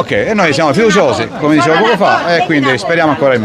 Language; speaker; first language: Italian; native; Italian